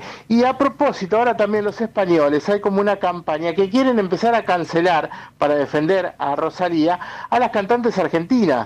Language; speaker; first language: Spanish; native; Spanish